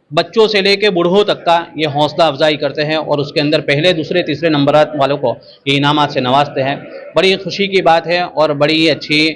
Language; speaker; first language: Urdu; non-native, local second language; Gujarati